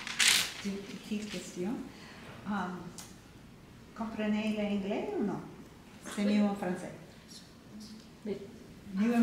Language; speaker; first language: French; non-native, learner; English